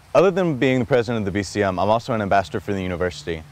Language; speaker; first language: English; native; English